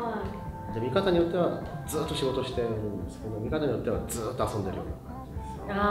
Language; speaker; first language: Japanese; native; Japanese